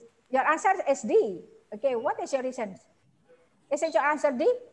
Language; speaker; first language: English; non-native, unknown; Javanese